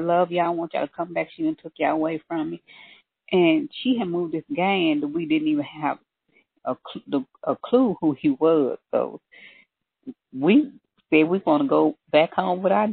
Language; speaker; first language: English; native; English